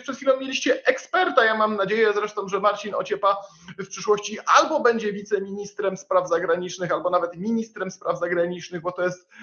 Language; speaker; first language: Polish; native; Polish